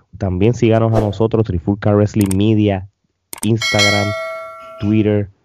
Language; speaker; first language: Spanish; native; Spanish